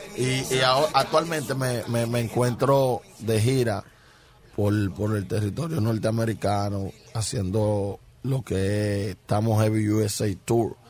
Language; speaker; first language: Spanish; native; Spanish